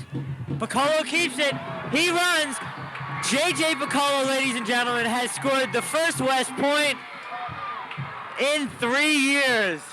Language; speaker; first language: English; native; English